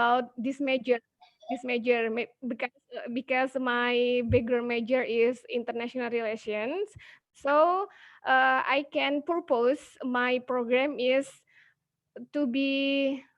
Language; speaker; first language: English; non-native, learner; Indonesian